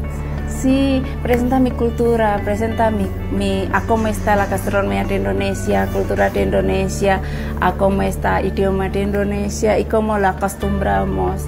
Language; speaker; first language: Spanish; non-native, learner; Indonesian